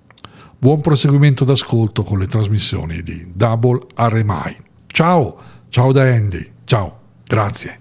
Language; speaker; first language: Italian; native; Italian